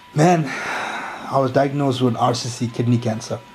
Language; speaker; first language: English; native; English